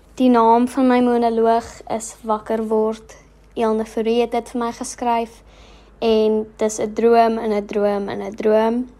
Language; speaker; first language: Afrikaans; non-native, local second language; English